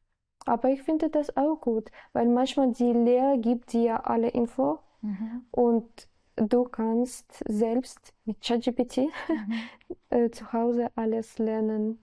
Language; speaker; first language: German; non-native, learner; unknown